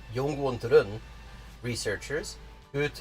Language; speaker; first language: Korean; non-native, learner; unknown